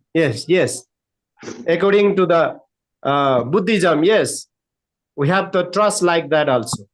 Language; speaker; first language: English; non-native, learner; Nepali